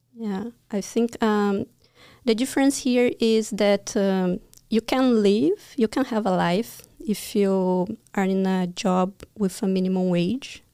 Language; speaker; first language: English; non-native, fluent; Portuguese